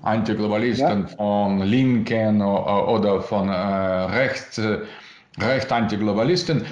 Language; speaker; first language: German; non-native, learner; Russian